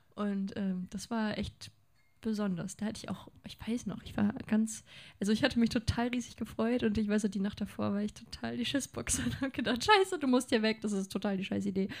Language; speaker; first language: German; native; German